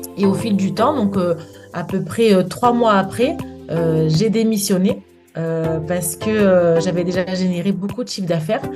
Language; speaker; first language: French; native; French